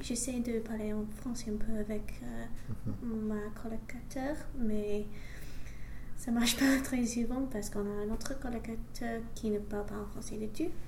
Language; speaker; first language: French; non-native, learner; English